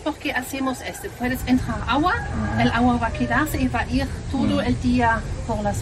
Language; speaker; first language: Spanish; non-native, learner; German